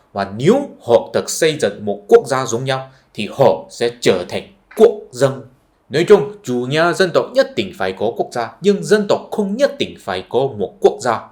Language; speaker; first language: Vietnamese; non-native, fluent; Chinese